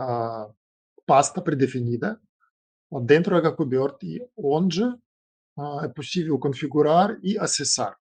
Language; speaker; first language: Portuguese; non-native, fluent; Russian